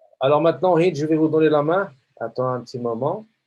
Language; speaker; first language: French; non-native, local second language; Arabic